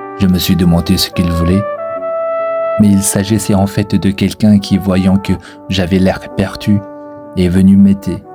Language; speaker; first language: French; non-native, fluent; Chinese